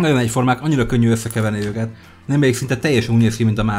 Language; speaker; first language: Hungarian; native; Hungarian